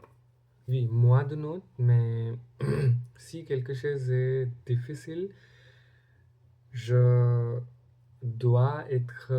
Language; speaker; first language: French; non-native, learner; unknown